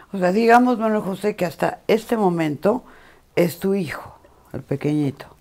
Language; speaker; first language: Spanish; native; Spanish